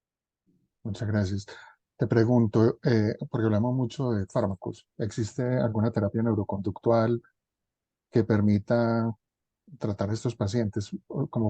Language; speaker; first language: Spanish; native; Spanish